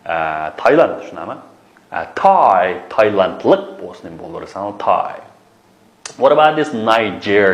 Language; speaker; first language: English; non-native, fluent; Uyghur